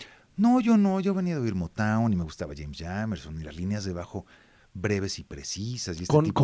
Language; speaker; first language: Spanish; native; Spanish